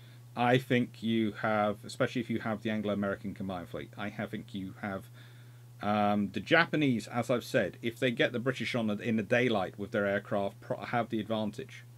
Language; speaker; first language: English; native; English